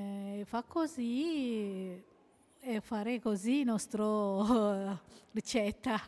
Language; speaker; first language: Italian; non-native, learner; Sinhala